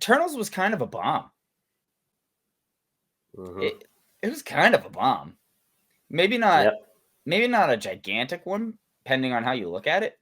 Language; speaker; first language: English; native; English